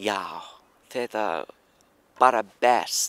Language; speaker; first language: Icelandic; non-native, learner; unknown